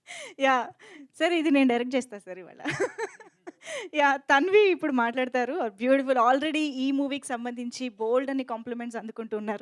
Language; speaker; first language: Telugu; native; Telugu